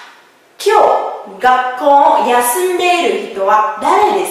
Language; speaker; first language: Japanese; non-native, learner; Vietnamese